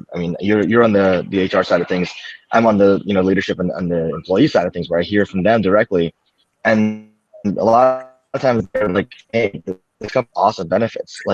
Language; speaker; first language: English; native; English